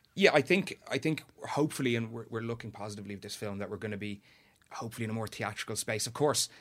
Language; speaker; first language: English; native; English